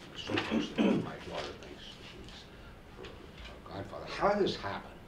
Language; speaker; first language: English; native; English